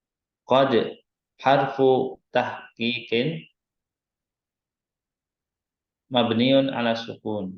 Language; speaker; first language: Arabic; non-native, fluent; Indonesian